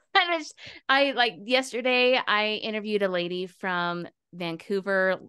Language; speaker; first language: English; native; English